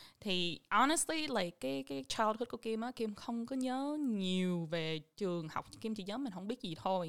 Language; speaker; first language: Vietnamese; early bilingual, heritage; Vietnamese